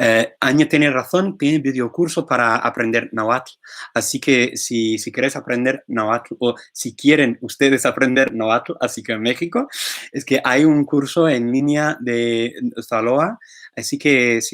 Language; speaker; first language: Spanish; non-native, fluent; English